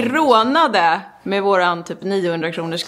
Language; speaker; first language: Swedish; native; Swedish